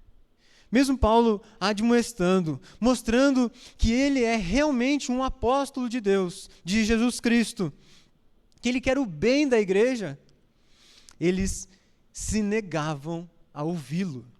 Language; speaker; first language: Portuguese; native; Portuguese